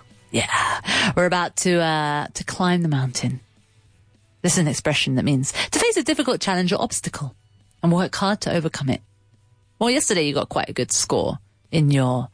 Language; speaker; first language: English; native; English